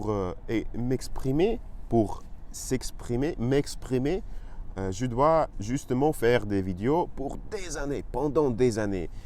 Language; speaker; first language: French; non-native, learner; Russian